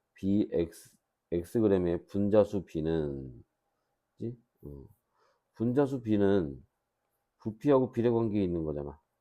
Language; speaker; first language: Korean; native; Korean